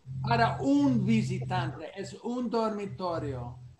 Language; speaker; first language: Spanish; non-native, fluent; English